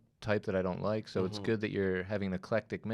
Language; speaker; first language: English; native; English